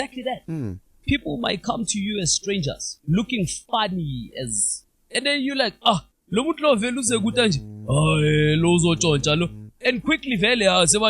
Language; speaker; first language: English; non-native, local second language; Zulu